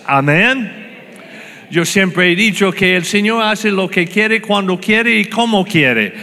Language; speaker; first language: Spanish; non-native, fluent; English